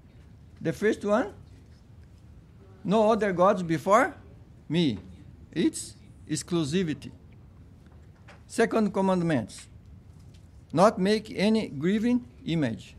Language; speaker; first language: English; non-native, fluent; Portuguese